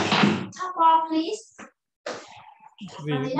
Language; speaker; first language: English; non-native, fluent; Vietnamese